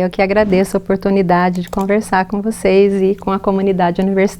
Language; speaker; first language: Portuguese; native; Portuguese